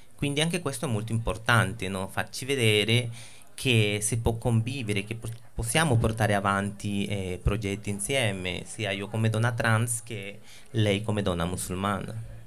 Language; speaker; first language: Italian; non-native, fluent; Spanish